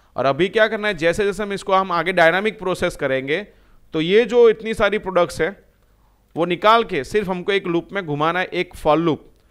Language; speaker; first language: Hindi; non-native, local second language; Gujarati